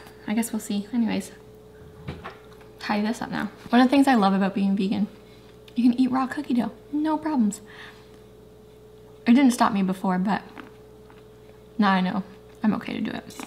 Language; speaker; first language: English; native; English